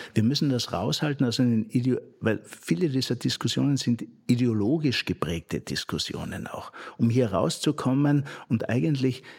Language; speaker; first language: German; native; German